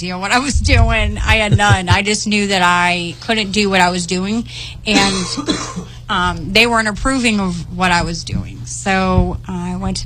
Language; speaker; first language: English; native; English